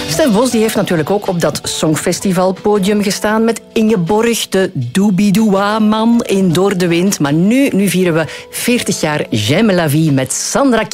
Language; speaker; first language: Dutch; native; Dutch